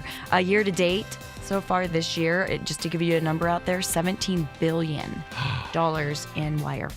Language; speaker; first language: English; native; English